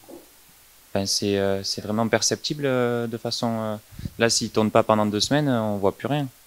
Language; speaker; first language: French; native; French